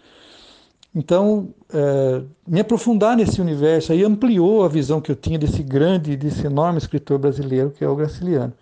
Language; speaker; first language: Portuguese; native; Portuguese